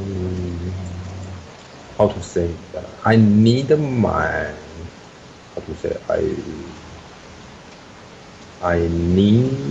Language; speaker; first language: English; non-native, learner; Chinese